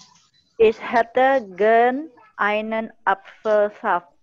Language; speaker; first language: German; non-native, learner; Indonesian